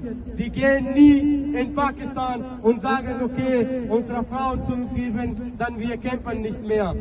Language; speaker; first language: German; non-native, learner; Baluchi